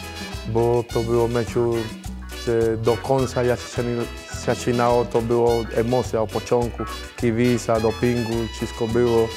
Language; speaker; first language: Polish; non-native, fluent; Spanish